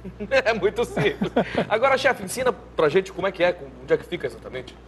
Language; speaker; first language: Portuguese; native; Portuguese